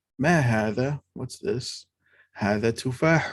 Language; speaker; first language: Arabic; non-native, fluent; English